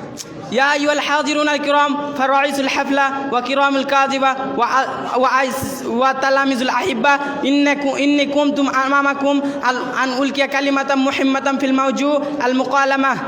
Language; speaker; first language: Arabic; non-native, learner; Bangla